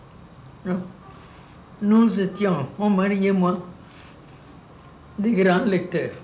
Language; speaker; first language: French; non-native, fluent; Spanish